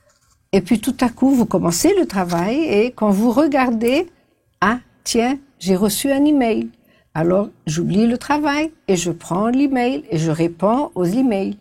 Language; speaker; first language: French; non-native, fluent; Portuguese